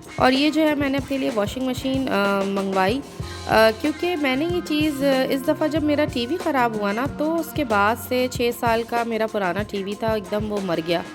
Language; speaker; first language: Urdu; native; Urdu